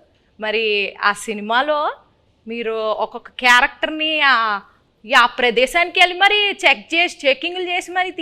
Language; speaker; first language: Telugu; native; Telugu